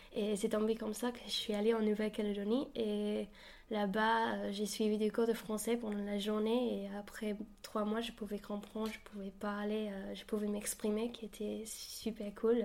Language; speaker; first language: French; non-native, fluent; English